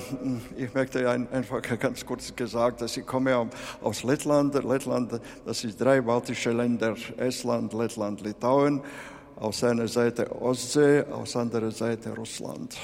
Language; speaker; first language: German; non-native, learner; Latvian